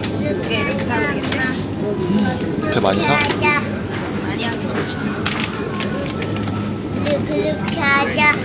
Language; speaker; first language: Korean; native; Korean